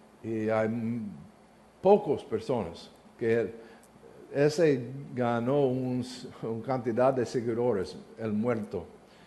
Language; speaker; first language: Spanish; non-native, learner; English